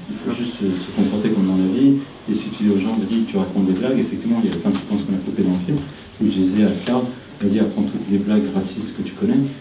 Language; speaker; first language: French; non-native, fluent; Spanish